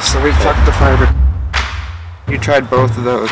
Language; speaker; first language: English; native; English